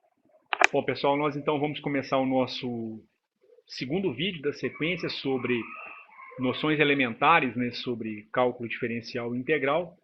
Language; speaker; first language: Portuguese; native; Portuguese